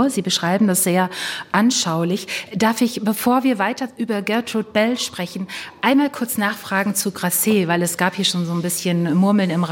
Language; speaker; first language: German; native; German